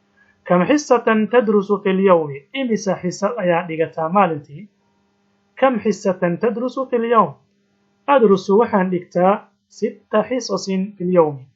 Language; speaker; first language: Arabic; non-native, fluent; Somali